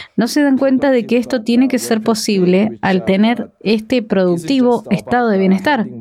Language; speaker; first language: Spanish; non-native, fluent; Korean